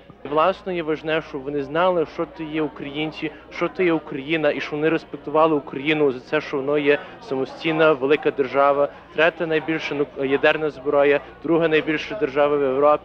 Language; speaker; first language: Ukrainian; early bilingual, heritage; Ukrainian